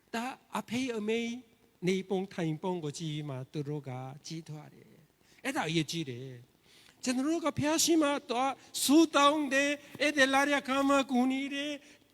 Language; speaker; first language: Burmese; non-native, learner; Korean